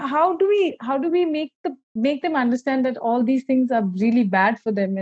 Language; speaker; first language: English; non-native, local second language; Malayalam